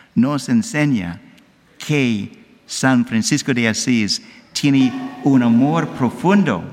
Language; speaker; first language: Spanish; non-native, learner; English